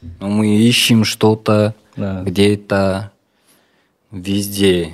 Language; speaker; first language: Russian; non-native, local second language; Kyrgyz